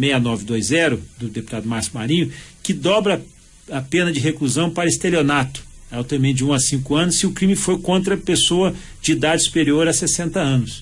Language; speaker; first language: Portuguese; native; Portuguese